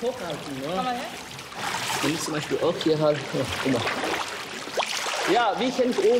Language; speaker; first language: German; non-native, learner; Somali